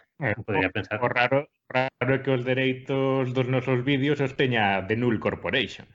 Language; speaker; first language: Galician; non-native, local second language; Spanish